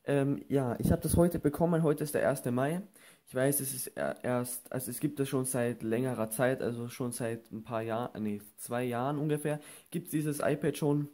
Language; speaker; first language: German; native; German